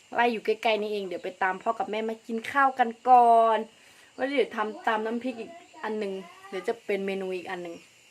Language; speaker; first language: Thai; non-native, local second language; Karen languages